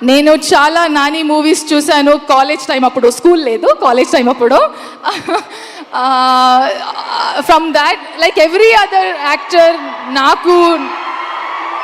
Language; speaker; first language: Telugu; non-native, learner; Kannada